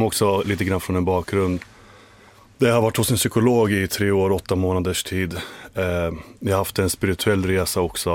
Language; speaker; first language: Swedish; early bilingual, other home language; Finnish